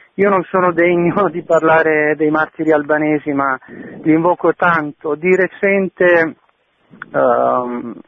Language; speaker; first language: Italian; non-native, fluent; Albanian